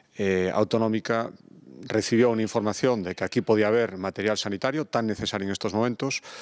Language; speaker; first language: Spanish; native; Spanish